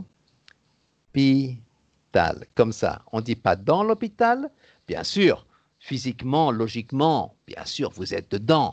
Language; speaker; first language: French; native; French